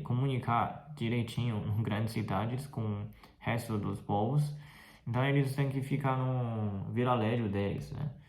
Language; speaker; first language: Portuguese; non-native, fluent; Chinese